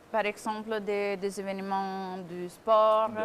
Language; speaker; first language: French; non-native, fluent; Italian